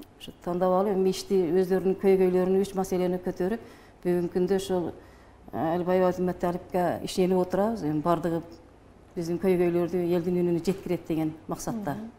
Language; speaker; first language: Kyrgyz; native; Kyrgyz